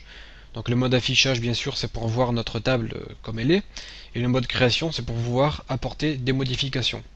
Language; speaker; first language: French; native; French